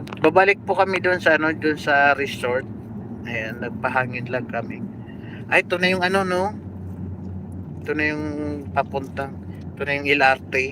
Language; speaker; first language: Filipino; native; Filipino